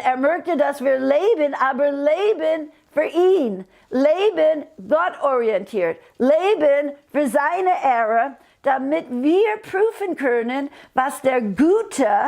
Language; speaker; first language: German; non-native, fluent; English